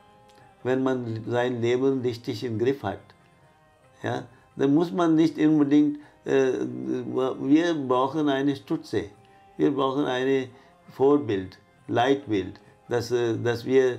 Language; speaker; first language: German; non-native, fluent; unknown